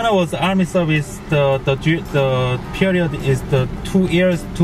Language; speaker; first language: English; non-native, learner; Korean